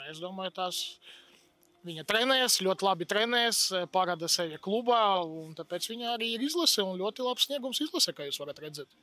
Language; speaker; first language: Latvian; non-native, local second language; Russian